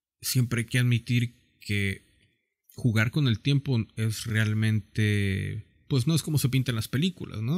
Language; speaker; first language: Spanish; native; Spanish